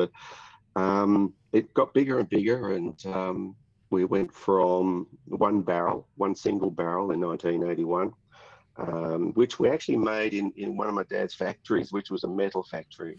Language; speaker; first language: English; native; English